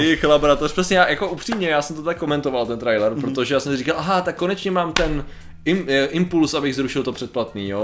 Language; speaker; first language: Czech; native; Czech